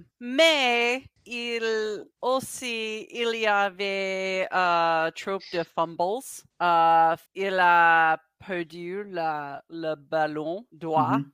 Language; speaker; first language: French; non-native, learner; English